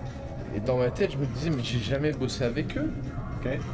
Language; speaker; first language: French; native; French